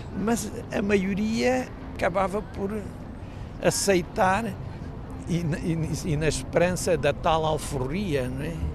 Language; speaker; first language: Portuguese; native; Portuguese